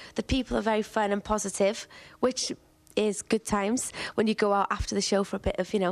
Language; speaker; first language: English; native; English